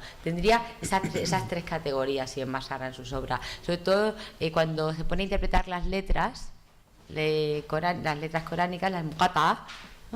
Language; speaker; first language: Spanish; native; Spanish